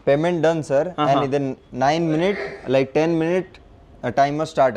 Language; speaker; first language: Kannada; non-native, local second language; Hindi